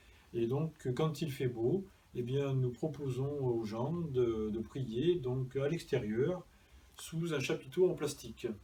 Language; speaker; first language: French; native; French